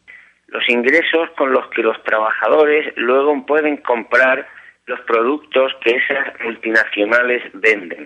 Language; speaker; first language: Spanish; native; Spanish